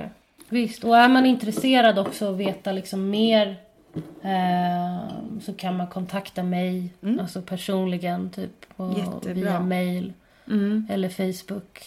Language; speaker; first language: Swedish; native; Swedish